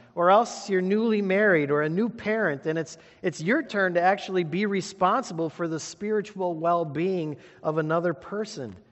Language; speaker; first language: English; native; English